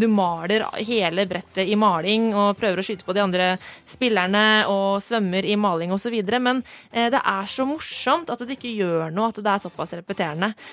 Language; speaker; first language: Norwegian; native; Norwegian